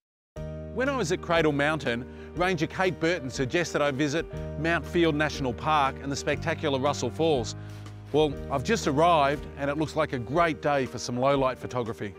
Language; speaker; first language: English; native; English